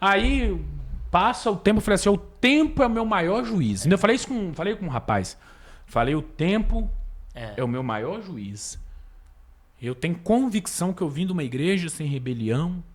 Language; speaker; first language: Portuguese; native; Portuguese